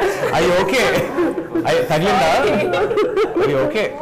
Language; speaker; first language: Telugu; native; Telugu